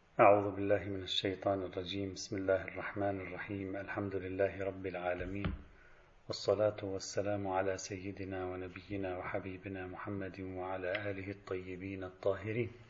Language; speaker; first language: Arabic; native; Arabic